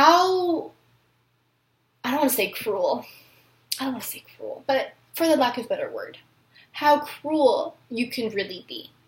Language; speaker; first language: English; native; English